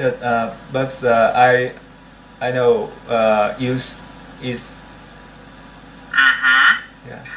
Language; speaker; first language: English; non-native, learner; Vietnamese